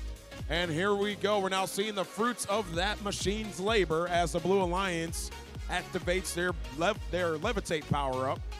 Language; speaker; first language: English; native; English